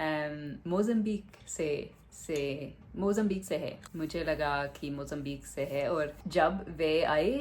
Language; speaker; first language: Hindi; non-native, learner; English